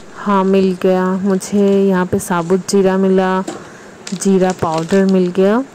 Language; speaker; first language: Hindi; non-native, local second language; Bangla